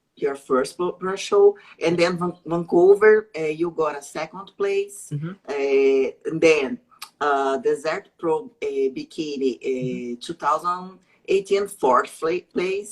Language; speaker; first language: English; non-native, learner; Portuguese